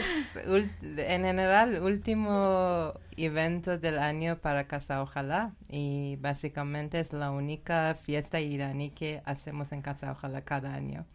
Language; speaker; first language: Spanish; non-native, learner; Persian